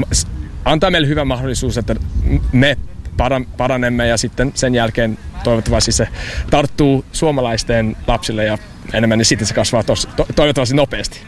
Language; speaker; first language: Finnish; non-native, fluent; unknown